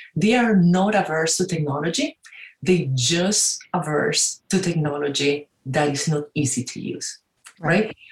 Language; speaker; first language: English; non-native, fluent; Spanish